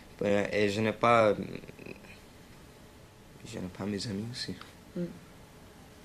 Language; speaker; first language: French; non-native, learner; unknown